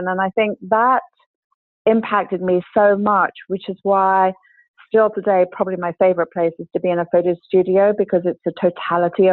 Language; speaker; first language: English; native; English